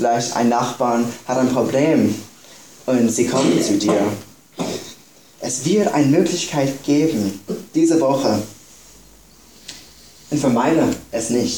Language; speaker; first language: German; non-native, fluent; English